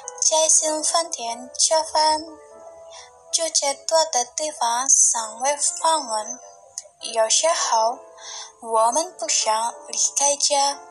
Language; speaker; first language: Chinese; non-native, learner; Indonesian